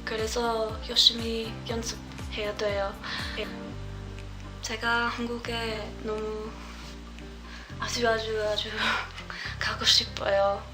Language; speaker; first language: Korean; non-native, learner; English